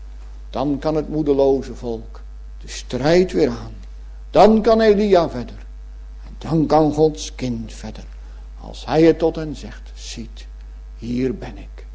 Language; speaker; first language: Dutch; native; Dutch